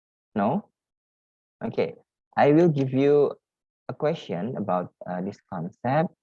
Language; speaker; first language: English; non-native, learner; Indonesian